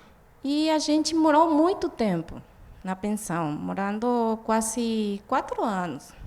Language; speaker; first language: Portuguese; non-native, fluent; Guarani